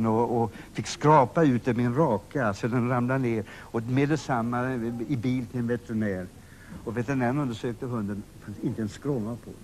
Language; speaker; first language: Swedish; native; Swedish